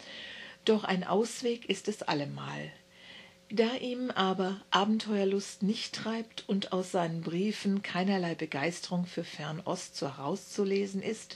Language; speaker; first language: German; native; German